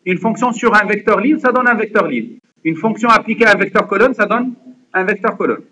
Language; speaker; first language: French; non-native, local second language; Arabic